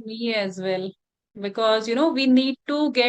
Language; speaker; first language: English; non-native, local second language; Hindi